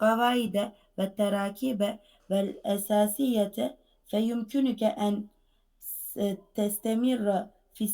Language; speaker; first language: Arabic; non-native, fluent; Turkish